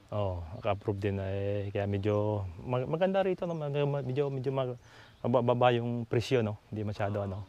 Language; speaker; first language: Filipino; non-native, local second language; Cebuano